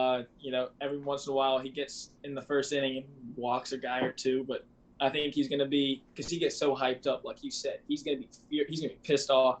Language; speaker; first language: English; native; English